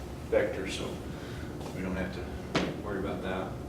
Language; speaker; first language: English; native; English